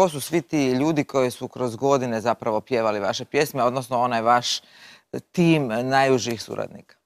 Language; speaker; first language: Croatian; native; Croatian